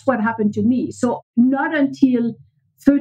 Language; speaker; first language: English; non-native, fluent; French